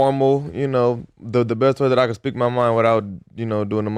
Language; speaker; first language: English; native; English